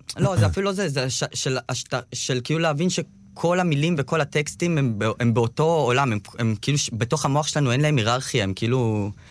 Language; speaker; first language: Hebrew; early bilingual, other home language; Russian